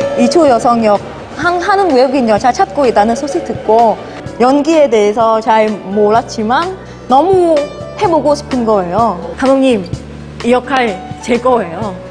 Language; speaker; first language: Korean; non-native, fluent; Vietnamese